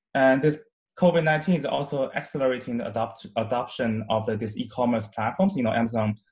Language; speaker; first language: English; non-native, fluent; Chinese